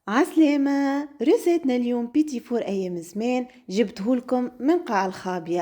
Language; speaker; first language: Arabic; native; Arabic